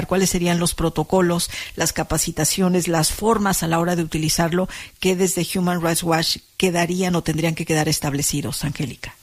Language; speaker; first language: Spanish; native; Spanish